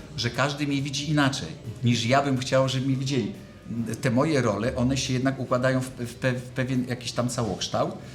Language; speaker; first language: Polish; native; Polish